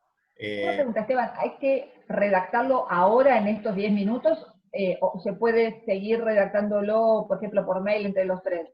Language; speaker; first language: Spanish; native; Spanish